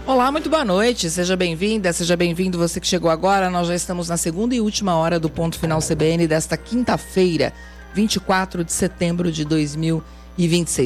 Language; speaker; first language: Portuguese; native; Portuguese